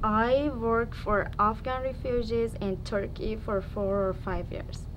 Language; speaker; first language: English; non-native, learner; Persian